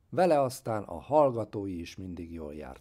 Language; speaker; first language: Hungarian; native; Hungarian